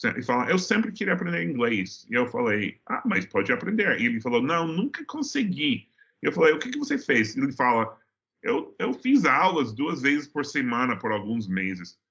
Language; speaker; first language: Portuguese; non-native, fluent; English